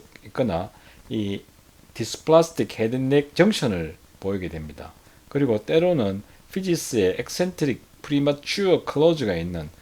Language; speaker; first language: Korean; native; Korean